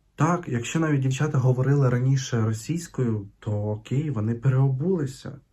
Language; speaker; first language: Ukrainian; non-native, local second language; Russian